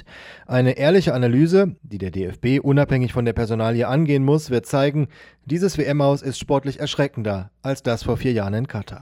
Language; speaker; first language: German; native; German